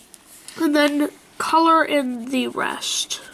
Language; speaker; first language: English; native; English